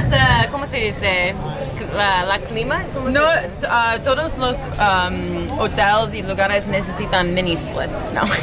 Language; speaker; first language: Spanish; non-native, learner; English